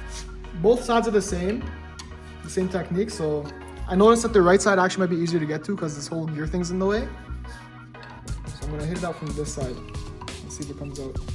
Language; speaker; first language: English; native; English